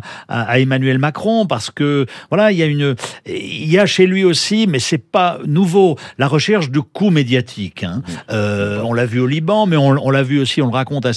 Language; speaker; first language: French; native; French